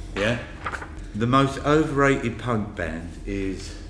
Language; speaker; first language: English; native; English